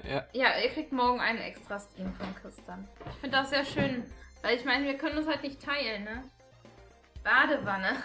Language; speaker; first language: German; native; German